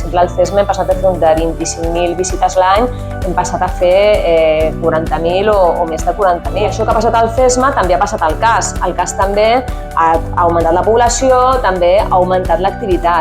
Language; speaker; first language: Catalan; native; Catalan